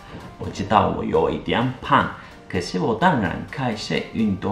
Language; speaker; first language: Chinese; non-native, learner; Turkish